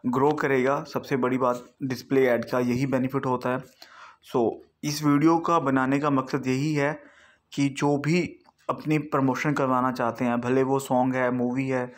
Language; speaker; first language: Hindi; non-native, local second language; Punjabi